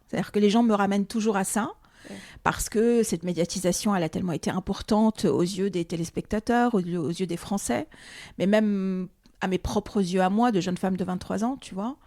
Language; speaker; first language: French; early bilingual, other home language; Arabic